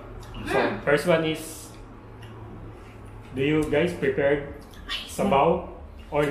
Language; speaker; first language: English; non-native, local second language; Filipino